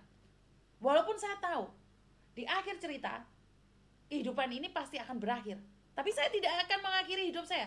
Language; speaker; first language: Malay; non-native, local second language; Javanese